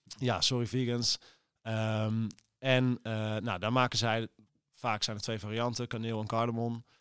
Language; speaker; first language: Dutch; native; Dutch